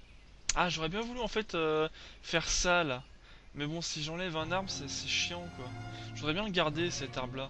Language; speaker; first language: French; native; French